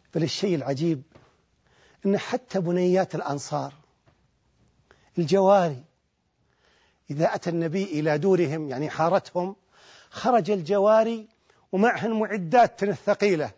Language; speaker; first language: Arabic; native; Arabic